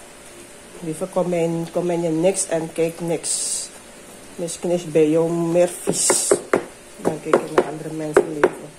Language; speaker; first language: Dutch; non-native, local second language; Javanese